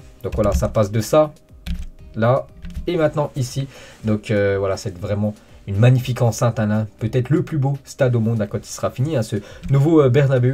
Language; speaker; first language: French; native; French